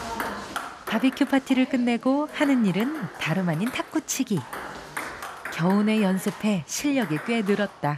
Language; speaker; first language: Korean; native; Korean